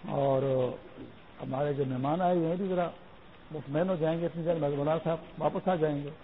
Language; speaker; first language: Urdu; non-native, local second language; Pashto